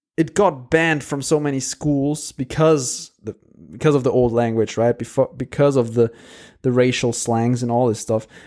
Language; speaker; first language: English; non-native, fluent; Portuguese